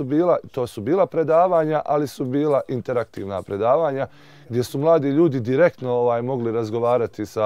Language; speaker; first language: Bosnian; native; Bosnian